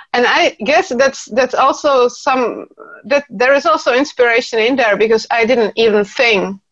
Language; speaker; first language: English; non-native, fluent; Czech